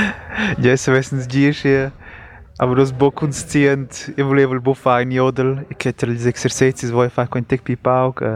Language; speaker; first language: German; non-native, local second language; Romansh